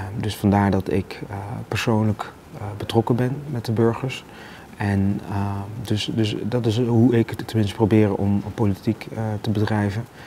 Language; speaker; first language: Dutch; early bilingual, other home language; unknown